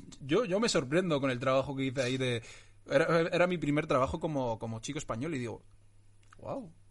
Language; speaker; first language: Spanish; early bilingual, other home language; Arabic